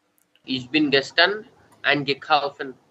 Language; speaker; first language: German; non-native, learner; Bangla